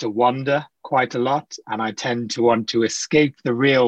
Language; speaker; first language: English; native; English